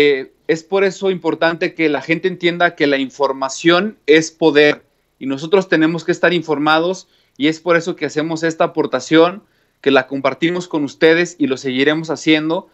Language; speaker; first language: Spanish; native; Spanish